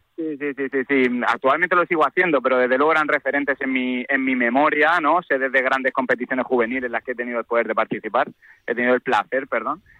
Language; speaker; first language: Spanish; native; Spanish